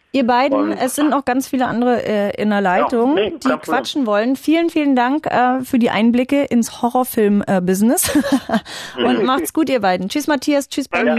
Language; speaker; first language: German; native; German